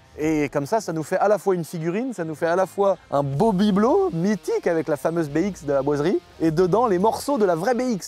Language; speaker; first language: French; native; French